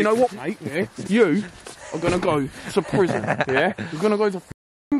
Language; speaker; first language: English; native; English